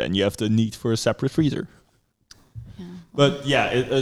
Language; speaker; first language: English; non-native, fluent; Dutch